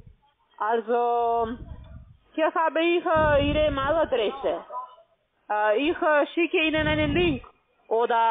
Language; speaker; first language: German; non-native, learner; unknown